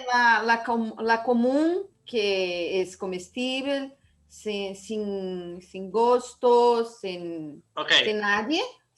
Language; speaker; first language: Spanish; non-native, learner; Portuguese